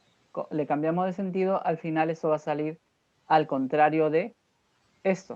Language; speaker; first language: Spanish; native; Spanish